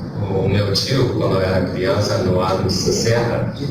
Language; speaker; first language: Portuguese; non-native, learner; Chinese